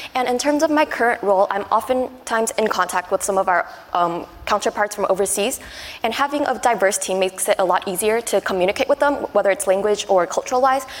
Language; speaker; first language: English; non-native, fluent; Chinese